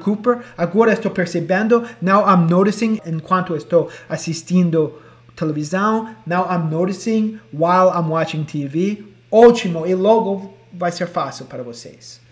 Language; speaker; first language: Portuguese; non-native, fluent; English